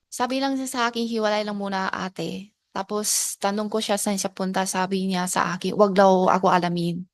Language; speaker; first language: Filipino; non-native, learner; Chinese